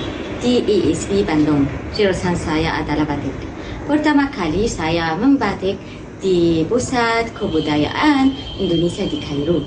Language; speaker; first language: Indonesian; non-native, learner; Arabic